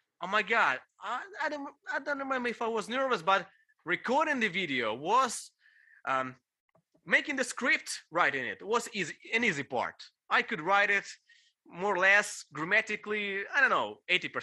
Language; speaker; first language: English; non-native, fluent; Ukrainian